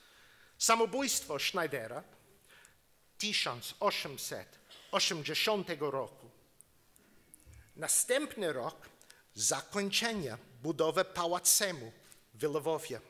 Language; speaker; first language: Polish; non-native, learner; English